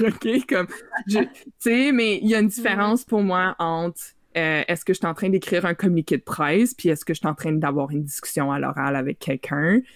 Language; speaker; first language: French; native; French